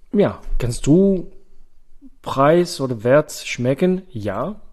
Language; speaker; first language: German; non-native, fluent; French